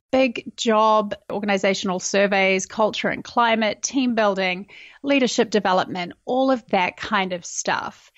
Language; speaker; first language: English; native; English